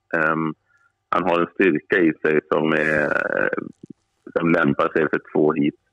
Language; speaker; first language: Swedish; native; Swedish